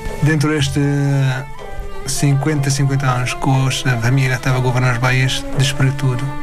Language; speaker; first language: Portuguese; non-native, learner; Arabic